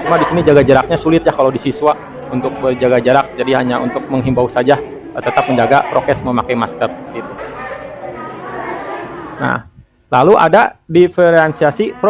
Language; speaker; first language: Indonesian; non-native, local second language; Sundanese